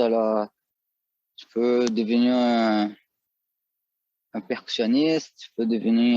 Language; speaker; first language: French; non-native, fluent; Portuguese